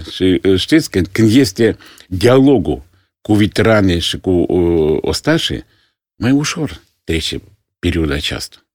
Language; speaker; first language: Romanian; non-native, local second language; Russian